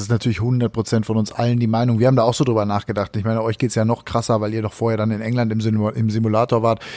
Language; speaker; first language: German; native; German